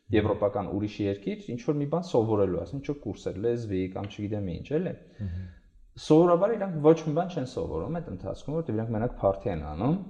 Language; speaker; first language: Armenian; early bilingual, heritage; Armenian